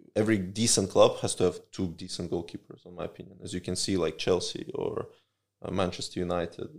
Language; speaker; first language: English; early bilingual, other home language; Russian